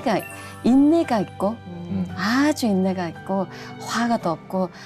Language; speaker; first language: Korean; non-native, fluent; Mongolian